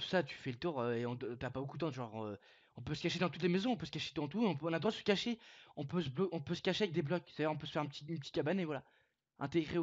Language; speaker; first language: French; native; French